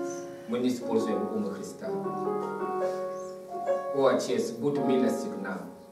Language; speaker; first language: Russian; non-native, fluent; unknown